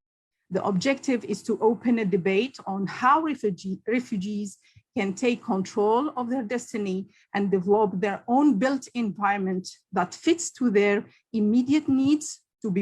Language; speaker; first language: English; non-native, local second language; Arabic